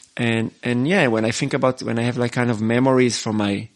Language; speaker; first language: English; non-native, fluent; Hebrew